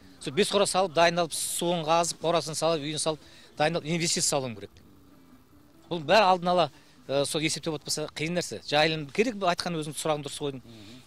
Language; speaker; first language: Kazakh; native; Kazakh